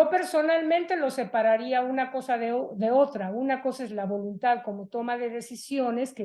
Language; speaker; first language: Spanish; native; Spanish